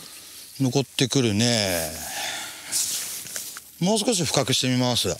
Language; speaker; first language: Japanese; native; Japanese